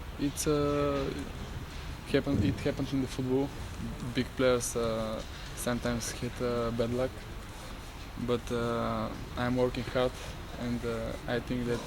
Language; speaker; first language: English; non-native, local second language; Bulgarian